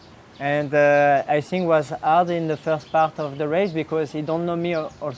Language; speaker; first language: English; non-native, learner; French